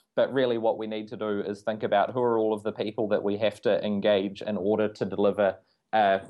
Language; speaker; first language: English; native; English